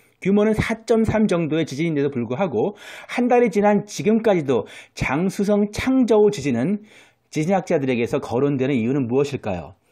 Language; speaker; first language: Korean; native; Korean